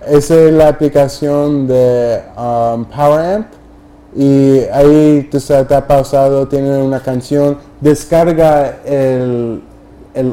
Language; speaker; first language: Spanish; early bilingual, heritage; English